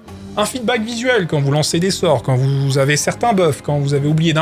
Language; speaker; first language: French; native; French